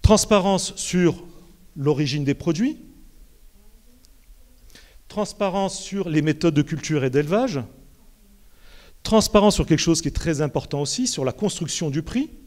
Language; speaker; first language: French; native; French